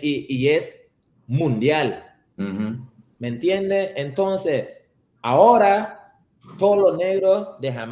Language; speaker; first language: Spanish; early bilingual, heritage; Spanish